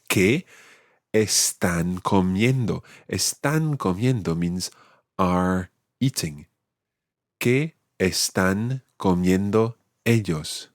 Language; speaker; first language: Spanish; non-native, fluent; English